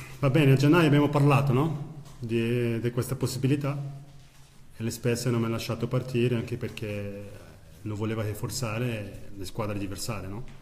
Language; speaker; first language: Italian; non-native, fluent; Portuguese